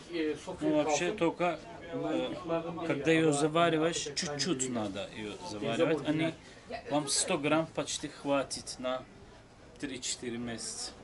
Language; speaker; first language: Russian; non-native, learner; Turkish